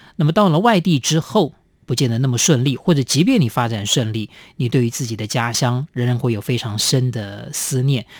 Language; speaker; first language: Chinese; native; Chinese